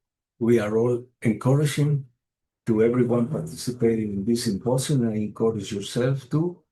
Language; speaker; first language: English; non-native, fluent; Spanish